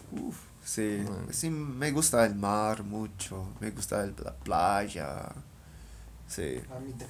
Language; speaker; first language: Spanish; non-native, learner; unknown